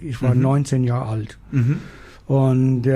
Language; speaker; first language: German; non-native, learner; English